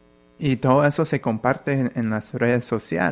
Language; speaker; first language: Spanish; non-native, fluent; English